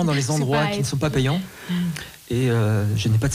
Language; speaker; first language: French; native; French